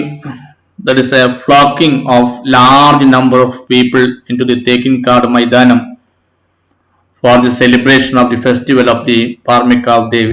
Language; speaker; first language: English; non-native, local second language; Malayalam